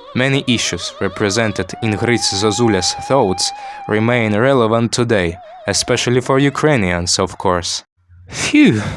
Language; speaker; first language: English; non-native, fluent; Ukrainian